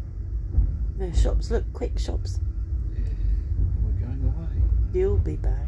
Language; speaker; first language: English; native; English